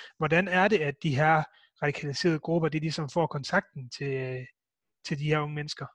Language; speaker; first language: Danish; native; Danish